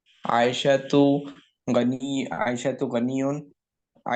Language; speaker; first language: Arabic; non-native, learner; Bangla